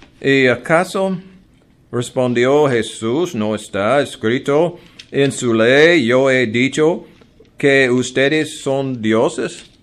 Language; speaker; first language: Spanish; non-native, learner; English